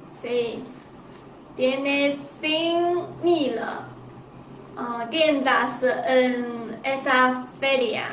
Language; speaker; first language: Spanish; non-native, learner; Chinese